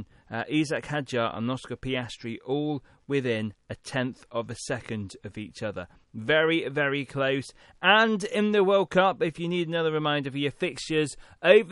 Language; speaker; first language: English; native; English